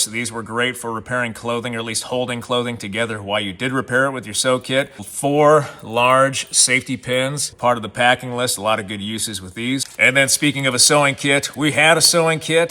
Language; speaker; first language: English; native; English